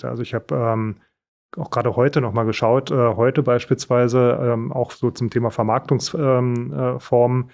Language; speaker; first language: German; native; German